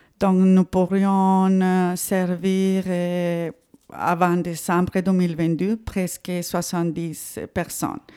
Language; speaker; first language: French; non-native, fluent; Spanish